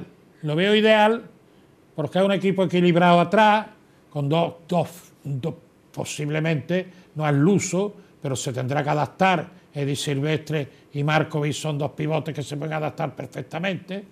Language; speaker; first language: Spanish; native; Spanish